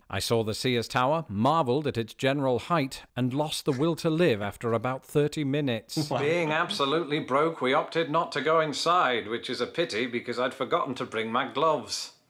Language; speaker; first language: English; native; English